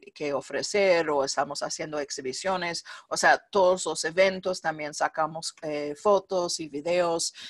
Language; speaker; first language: Spanish; non-native, fluent; English